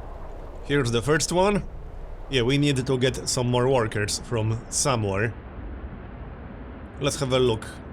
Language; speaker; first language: English; native; English